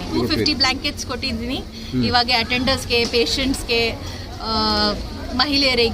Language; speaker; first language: Kannada; non-native, local second language; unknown